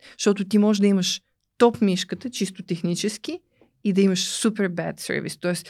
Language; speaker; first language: Bulgarian; native; Bulgarian